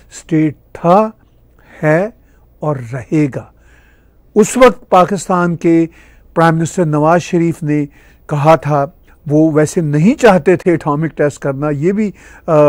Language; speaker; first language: Urdu; non-native, local second language; Punjabi